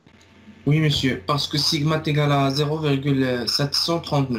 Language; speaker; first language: French; non-native, local second language; Arabic